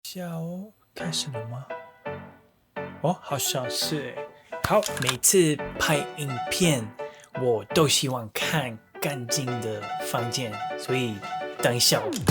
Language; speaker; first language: Chinese; non-native, learner; English